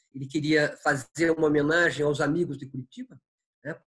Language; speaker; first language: Portuguese; native; Portuguese